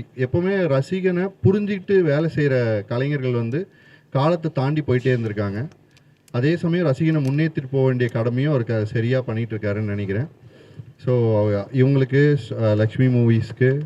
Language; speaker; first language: Tamil; native; Tamil